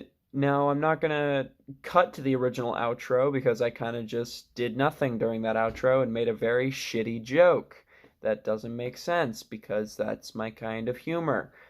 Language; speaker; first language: English; native; English